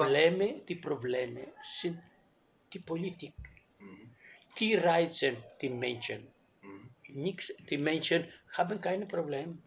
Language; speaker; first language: German; non-native, learner; Greek